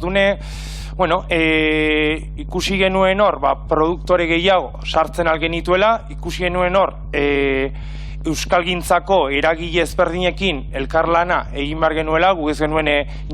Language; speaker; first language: Basque; native; Basque